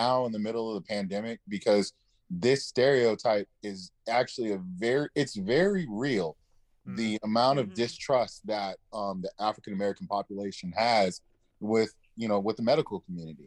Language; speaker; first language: English; native; English